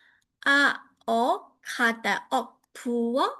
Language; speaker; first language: Korean; non-native, learner; Burmese